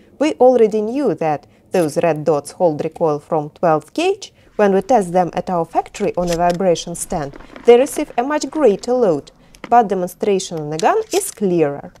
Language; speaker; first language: English; non-native, fluent; Russian